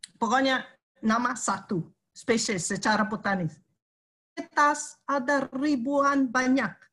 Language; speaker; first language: Indonesian; non-native, fluent; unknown